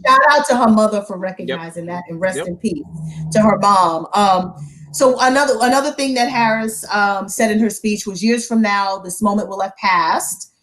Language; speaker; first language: English; native; English